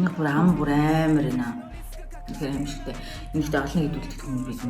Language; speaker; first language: Mongolian; native; Mongolian